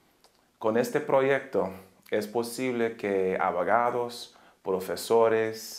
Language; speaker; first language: Spanish; non-native, learner; English